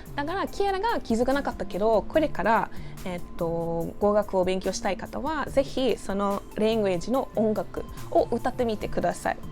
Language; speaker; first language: Japanese; non-native, fluent; English